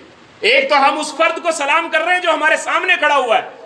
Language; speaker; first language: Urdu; non-native, local second language; Punjabi